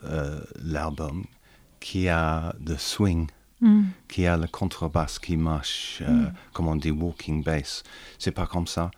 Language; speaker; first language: French; non-native, learner; English